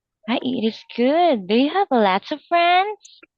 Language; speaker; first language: English; non-native, local second language; Filipino